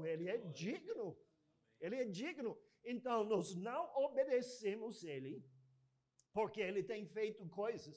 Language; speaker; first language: Portuguese; non-native, fluent; English